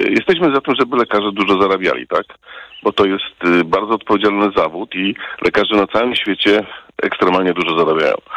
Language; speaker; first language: Polish; early bilingual, heritage; Polish